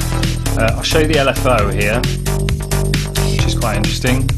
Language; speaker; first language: English; native; English